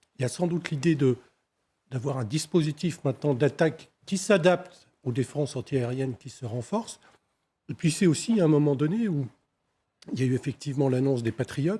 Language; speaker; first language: French; native; French